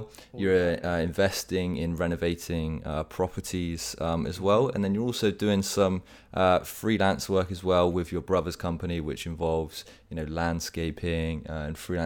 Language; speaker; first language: English; native; English